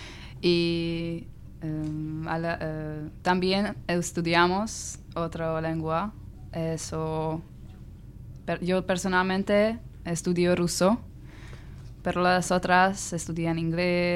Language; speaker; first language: Spanish; non-native, learner; Hungarian